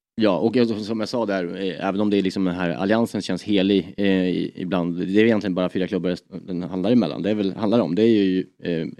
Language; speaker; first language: Swedish; native; Swedish